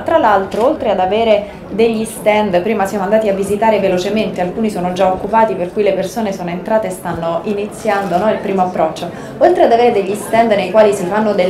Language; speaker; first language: Italian; native; Italian